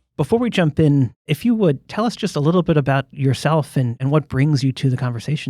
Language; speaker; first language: English; native; English